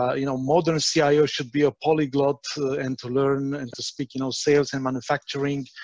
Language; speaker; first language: English; non-native, fluent; Romanian